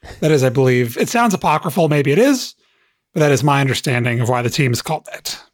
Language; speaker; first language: English; native; English